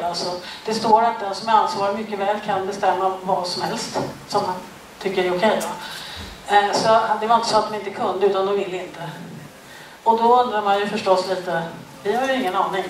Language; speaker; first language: Swedish; native; Swedish